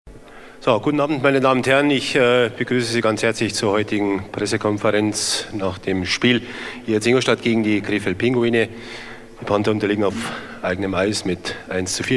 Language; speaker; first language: German; native; German